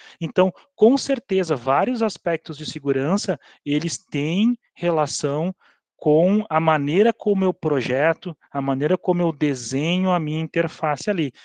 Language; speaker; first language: Portuguese; native; Portuguese